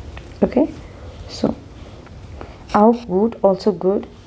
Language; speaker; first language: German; non-native, fluent; Hindi